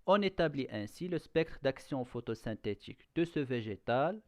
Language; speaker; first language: French; non-native, local second language; Arabic